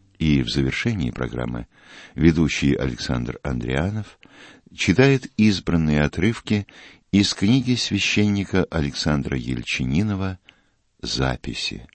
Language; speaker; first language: Russian; native; Russian